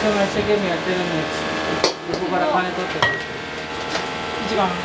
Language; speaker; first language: Japanese; native; Japanese